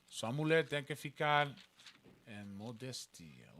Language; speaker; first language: Portuguese; non-native, learner; Spanish